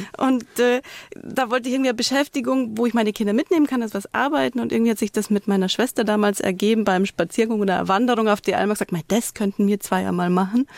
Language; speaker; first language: German; native; German